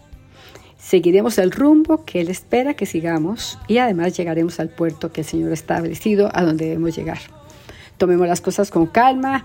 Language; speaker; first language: Spanish; native; Spanish